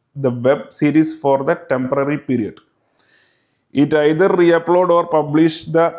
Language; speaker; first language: English; non-native, local second language; Malayalam